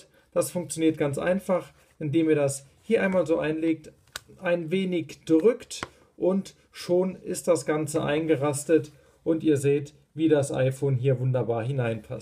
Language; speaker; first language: German; native; German